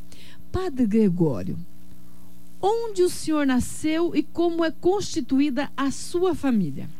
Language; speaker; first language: Portuguese; native; Portuguese